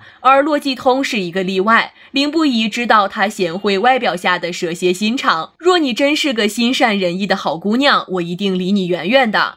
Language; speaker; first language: Chinese; native; Chinese